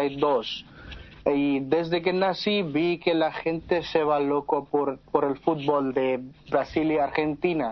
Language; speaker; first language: Spanish; non-native, fluent; Bangla